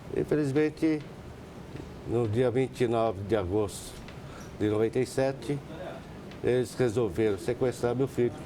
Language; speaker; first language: Portuguese; early bilingual, other home language; Japanese